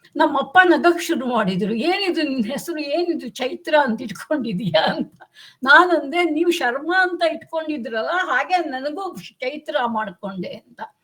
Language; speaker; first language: Kannada; native; Kannada